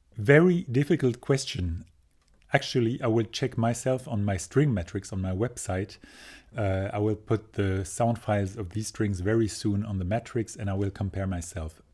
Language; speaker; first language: English; non-native, fluent; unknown